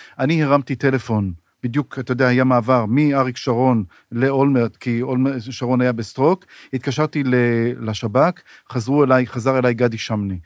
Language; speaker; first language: Hebrew; native; Hebrew